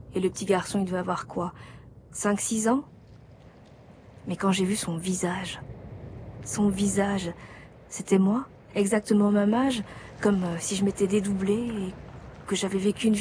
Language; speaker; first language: French; native; French